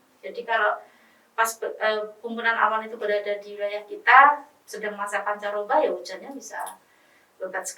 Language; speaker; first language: Indonesian; native; Indonesian